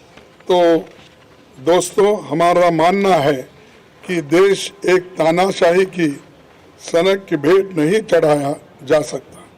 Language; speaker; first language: Hindi; non-native, local second language; Kannada